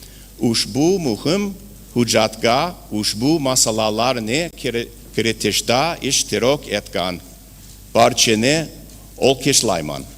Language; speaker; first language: Uzbek; non-native, learner; English